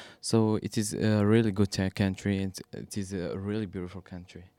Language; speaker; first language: English; non-native, learner; Arabic